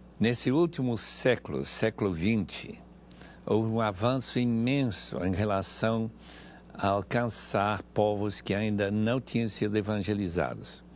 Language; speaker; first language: Portuguese; non-native, fluent; English